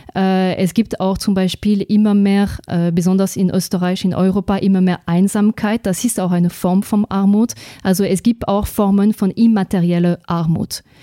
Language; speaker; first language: German; non-native, fluent; French